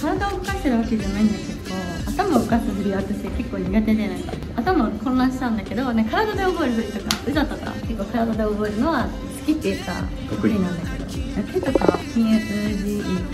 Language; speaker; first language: Japanese; native; Japanese